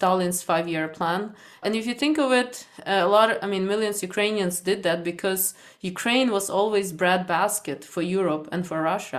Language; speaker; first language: English; non-native, fluent; Ukrainian